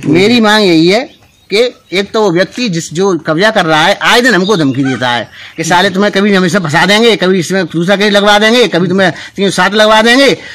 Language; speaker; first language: Hindi; native; Hindi